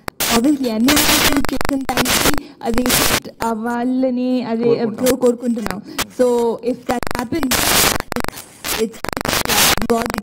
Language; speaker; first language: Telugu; non-native, learner; Hindi